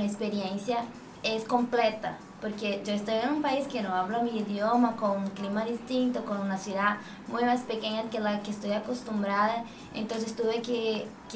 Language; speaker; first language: Spanish; non-native, fluent; Portuguese